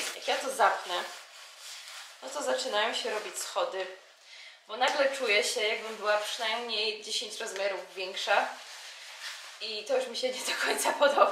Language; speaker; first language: Polish; native; Polish